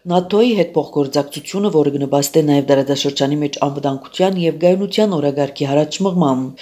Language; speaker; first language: Armenian; early bilingual, heritage; Armenian